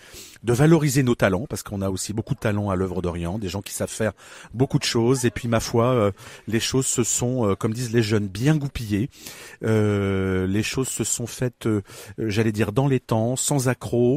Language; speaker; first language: French; native; French